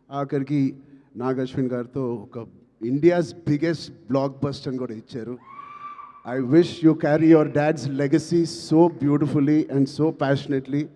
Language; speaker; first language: Telugu; native; Telugu